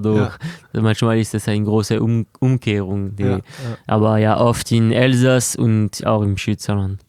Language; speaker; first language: German; non-native, local second language; French